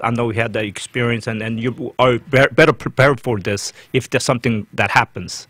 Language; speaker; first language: English; non-native, fluent; Korean